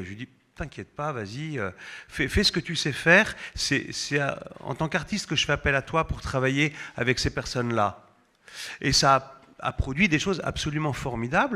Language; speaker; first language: French; native; French